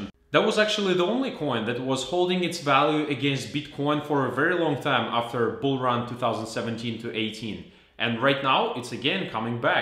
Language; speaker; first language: English; non-native, fluent; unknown